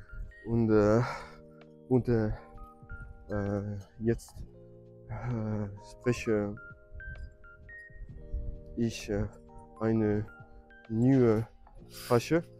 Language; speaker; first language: German; non-native, learner; French